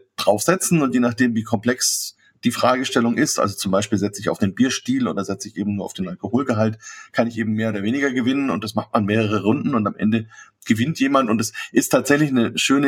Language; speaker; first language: German; native; German